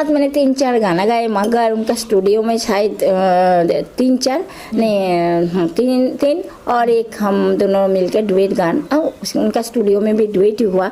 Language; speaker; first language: Hindi; non-native, local second language; Bangla